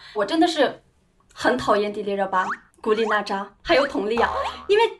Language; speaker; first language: Chinese; non-native, local second language; Uyghur